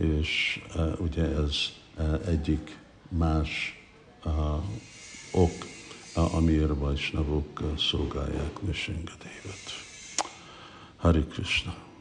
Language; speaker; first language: Hungarian; early bilingual, heritage; Hungarian